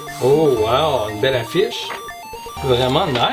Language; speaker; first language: French; native; French